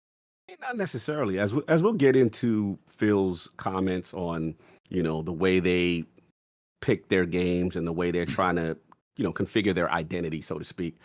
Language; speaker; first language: English; native; English